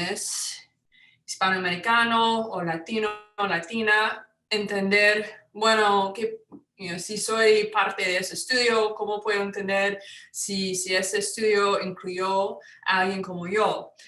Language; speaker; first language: Spanish; non-native, fluent; English